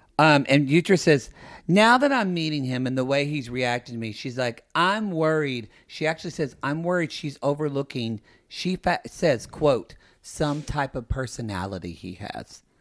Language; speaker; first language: English; native; English